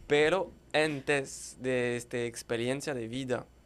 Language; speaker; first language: Spanish; non-native, learner; French